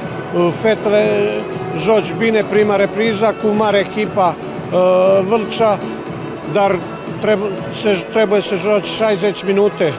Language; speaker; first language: Romanian; non-native, learner; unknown